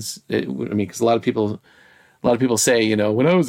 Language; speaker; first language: English; native; English